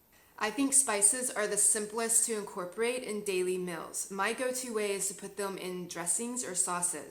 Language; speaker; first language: English; native; English